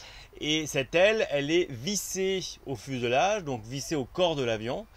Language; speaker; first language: French; native; French